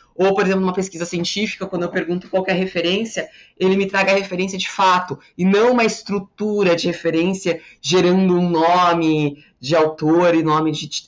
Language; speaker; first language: Portuguese; native; Portuguese